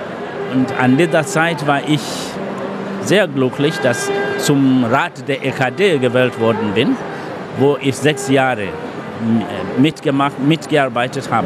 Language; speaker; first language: German; non-native, fluent; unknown